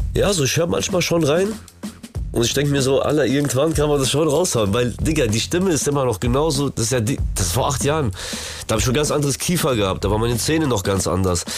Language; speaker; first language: German; early bilingual, other home language; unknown